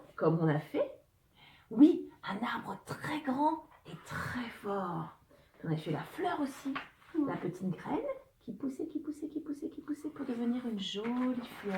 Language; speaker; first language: French; native; French